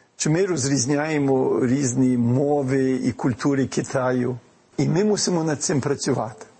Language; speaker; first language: Ukrainian; early bilingual, heritage; Ukrainian